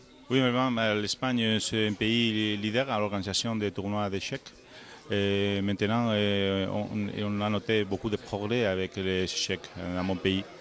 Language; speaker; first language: French; non-native, fluent; Spanish